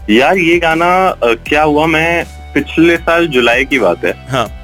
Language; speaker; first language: Hindi; native; Hindi